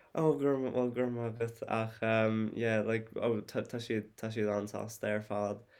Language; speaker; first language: Irish; non-native, fluent; English